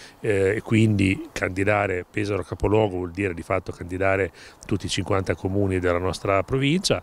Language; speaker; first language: Italian; native; Italian